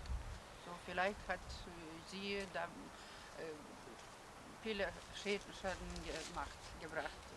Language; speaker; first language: German; non-native, fluent; Lithuanian